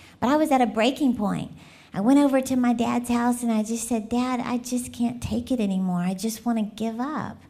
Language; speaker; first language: English; native; English